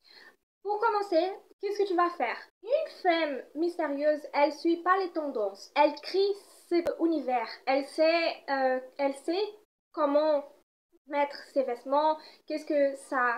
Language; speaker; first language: French; non-native, fluent; Portuguese